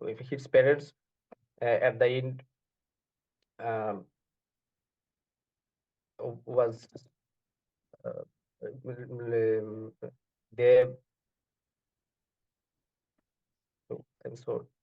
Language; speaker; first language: English; non-native, learner; Bangla